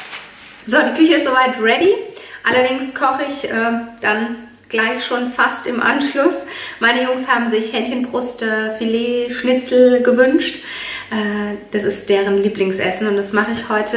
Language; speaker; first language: German; native; German